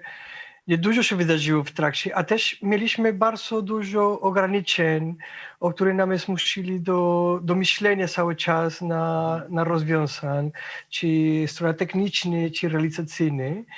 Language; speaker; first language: Polish; non-native, fluent; Spanish